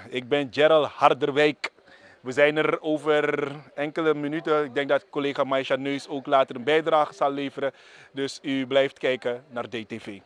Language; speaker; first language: Dutch; native; Dutch